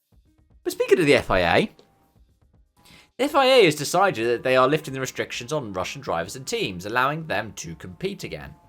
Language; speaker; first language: English; native; English